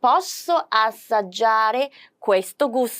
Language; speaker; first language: Italian; non-native, fluent; Korean